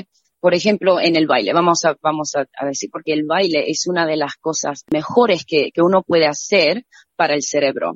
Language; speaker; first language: Spanish; native; Spanish